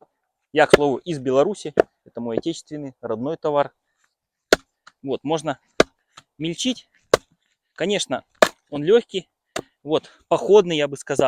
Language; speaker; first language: Russian; native; Russian